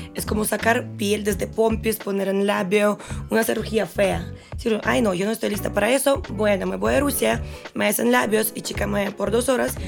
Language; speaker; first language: Spanish; non-native, fluent; Russian